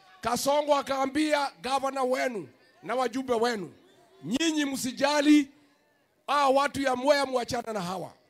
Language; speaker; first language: Swahili; non-native, local second language; Kikuyu